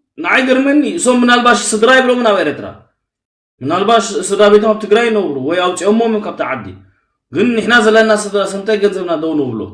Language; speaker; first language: Tigrinya; early bilingual, heritage; Tigrinya